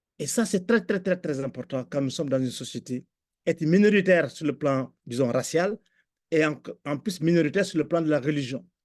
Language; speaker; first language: French; non-native, local second language; Fula